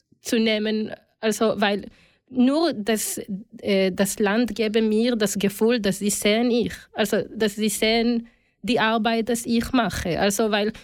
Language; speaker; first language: German; non-native, learner; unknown